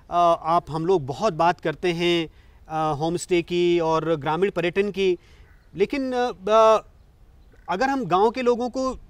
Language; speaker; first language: Hindi; native; Hindi